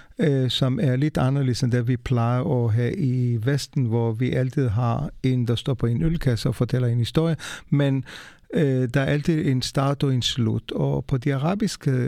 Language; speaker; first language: Danish; non-native, fluent; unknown